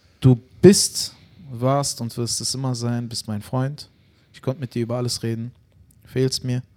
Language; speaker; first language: German; early bilingual, other home language; Turkish